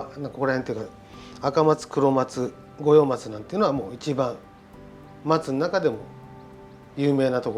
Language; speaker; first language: Japanese; native; Japanese